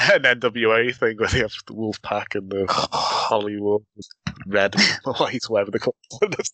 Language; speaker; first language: English; native; English